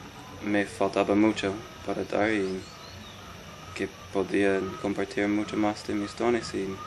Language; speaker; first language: Spanish; non-native, fluent; English